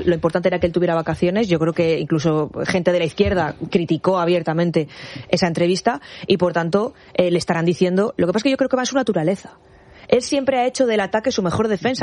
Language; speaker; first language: Spanish; native; Spanish